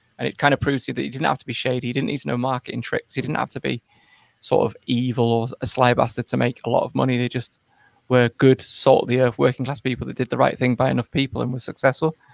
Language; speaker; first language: English; native; English